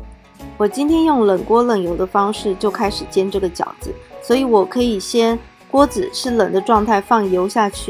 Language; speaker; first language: Chinese; native; Chinese